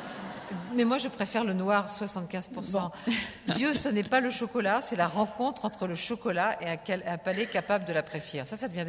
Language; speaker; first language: French; native; French